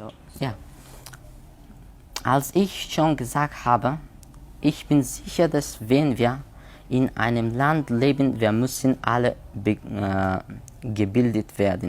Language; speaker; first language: German; non-native, learner; Persian